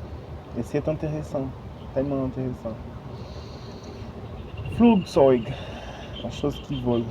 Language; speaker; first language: French; non-native, fluent; Portuguese